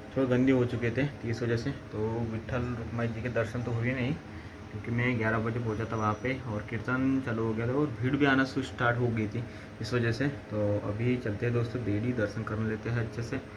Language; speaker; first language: Hindi; non-native, local second language; Marathi